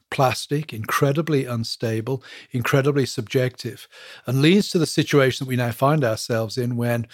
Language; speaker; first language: English; native; English